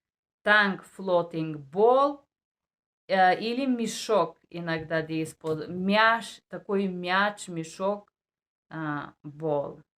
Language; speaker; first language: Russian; non-native, learner; Bulgarian